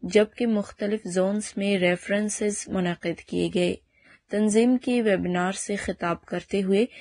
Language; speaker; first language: Urdu; non-native, local second language; Baluchi